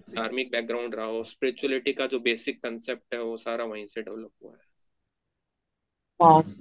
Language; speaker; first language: Hindi; native; Hindi